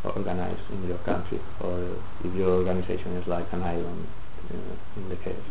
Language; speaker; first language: English; non-native, fluent; Galician